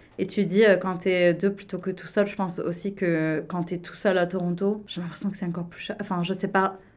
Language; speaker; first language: French; native; French